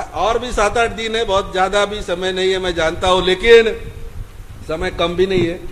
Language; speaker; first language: Hindi; non-native, local second language; Marathi